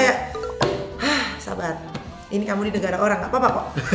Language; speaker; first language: Indonesian; native; Indonesian